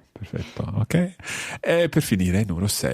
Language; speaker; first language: Italian; non-native, fluent; English